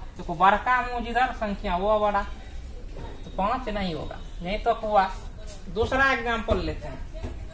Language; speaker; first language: Hindi; native; Hindi